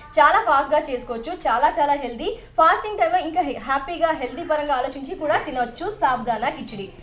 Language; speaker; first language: Telugu; native; Telugu